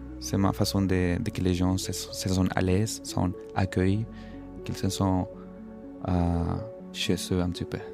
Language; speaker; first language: French; non-native, fluent; Spanish